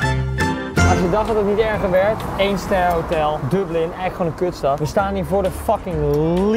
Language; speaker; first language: Dutch; native; Dutch